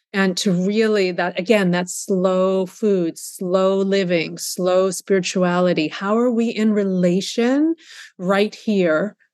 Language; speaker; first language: English; early bilingual, other home language; Russian